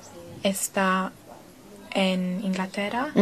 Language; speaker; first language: Spanish; non-native, learner; English